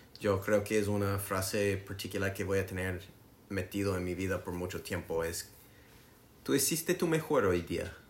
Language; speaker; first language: Spanish; non-native, learner; English